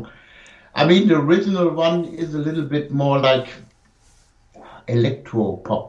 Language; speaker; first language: English; non-native, fluent; German